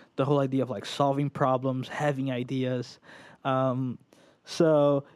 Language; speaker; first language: English; early bilingual, other home language; Portuguese